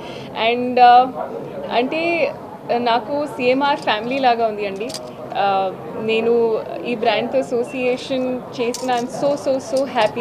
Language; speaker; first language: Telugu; non-native, local second language; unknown